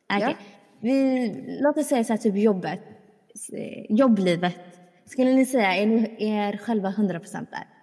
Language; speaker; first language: Swedish; early bilingual, other home language; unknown